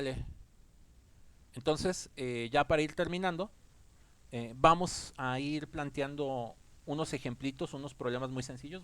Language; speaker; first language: Spanish; native; Spanish